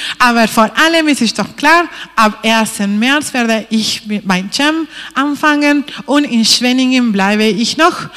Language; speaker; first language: German; non-native, fluent; Spanish